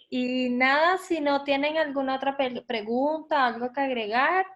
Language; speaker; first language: Spanish; native; Spanish